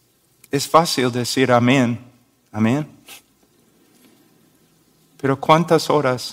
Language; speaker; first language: Spanish; non-native, fluent; English